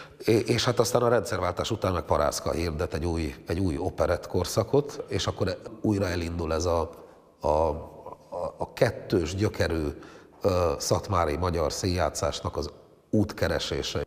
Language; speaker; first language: Hungarian; native; Hungarian